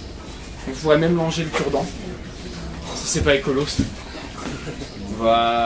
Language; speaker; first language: French; non-native, fluent; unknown